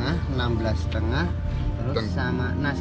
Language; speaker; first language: Indonesian; native; Indonesian